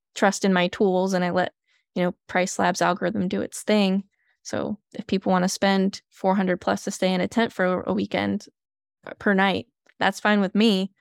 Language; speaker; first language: English; native; English